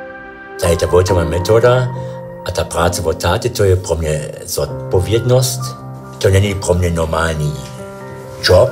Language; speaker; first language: Czech; early bilingual, other home language; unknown